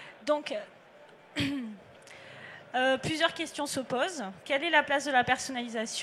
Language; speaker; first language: French; native; French